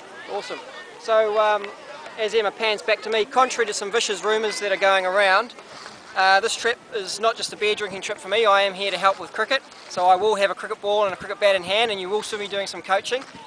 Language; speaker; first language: English; native; English